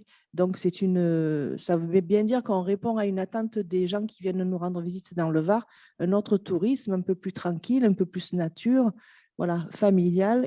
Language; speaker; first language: French; native; French